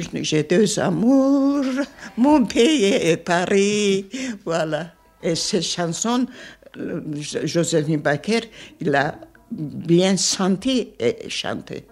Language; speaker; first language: French; non-native, fluent; Armenian